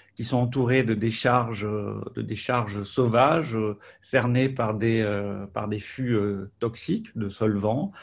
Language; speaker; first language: French; native; French